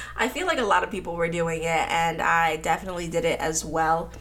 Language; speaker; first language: English; native; English